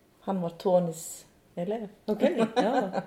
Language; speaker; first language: Swedish; non-native, fluent; Icelandic